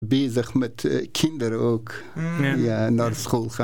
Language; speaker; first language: Dutch; non-native, learner; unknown